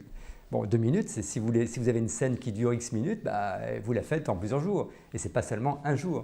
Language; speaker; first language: French; native; French